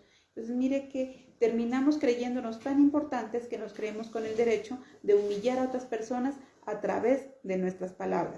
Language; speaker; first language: Spanish; native; Spanish